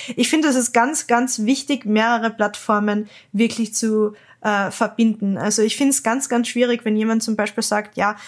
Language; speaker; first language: German; native; German